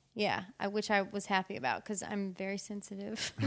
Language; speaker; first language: English; native; English